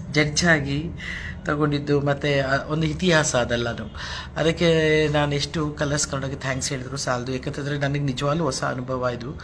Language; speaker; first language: Kannada; non-native, local second language; Telugu